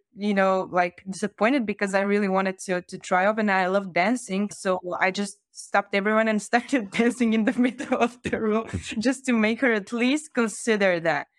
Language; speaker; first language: English; non-native, fluent; Bulgarian